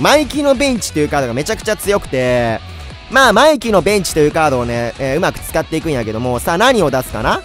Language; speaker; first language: Japanese; native; Japanese